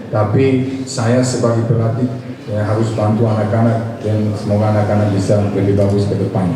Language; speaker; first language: Indonesian; non-native, fluent; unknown